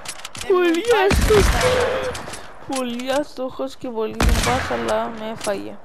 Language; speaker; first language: Greek; native; Greek